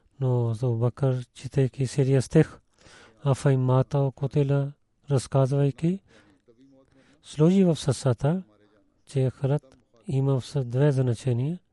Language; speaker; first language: Bulgarian; non-native, learner; Urdu